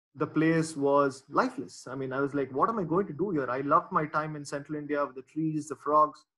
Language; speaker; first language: English; non-native, local second language; Tamil